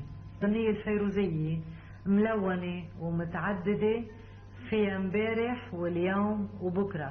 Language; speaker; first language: Arabic; native; Arabic